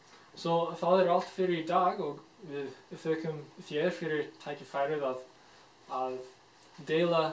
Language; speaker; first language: Icelandic; non-native, fluent; English